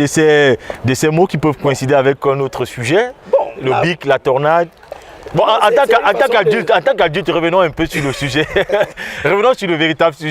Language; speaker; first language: French; native; French